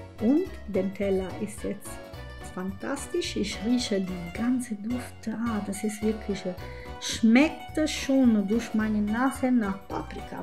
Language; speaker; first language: German; non-native, fluent; Italian